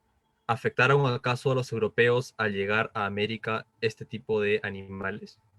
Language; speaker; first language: Spanish; native; Spanish